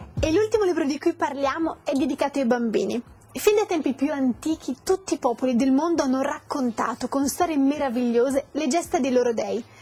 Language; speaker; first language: Italian; native; Italian